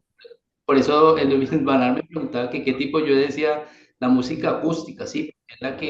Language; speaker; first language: Spanish; native; Spanish